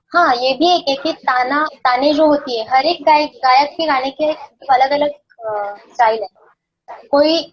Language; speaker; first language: Hindi; non-native, local second language; Marathi